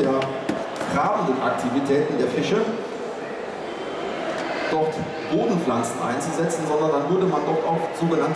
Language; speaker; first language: German; native; German